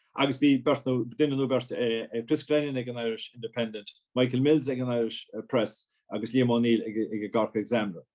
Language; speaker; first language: Irish; native; Irish